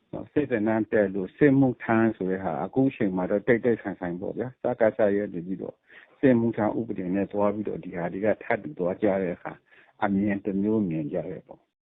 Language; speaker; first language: Burmese; native; Burmese